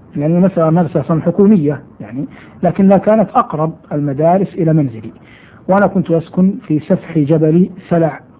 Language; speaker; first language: Arabic; native; Arabic